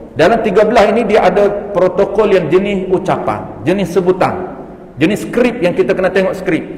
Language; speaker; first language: Malay; native; Malay